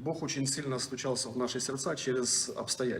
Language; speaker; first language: Russian; native; Russian